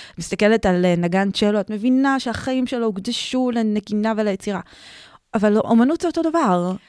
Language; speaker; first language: Hebrew; early bilingual, heritage; Hebrew